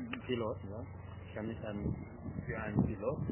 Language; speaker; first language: German; non-native, fluent; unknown